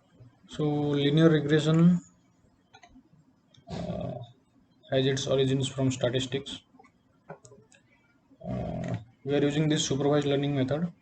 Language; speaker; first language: English; non-native, local second language; Odia